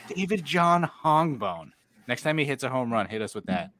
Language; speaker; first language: English; native; English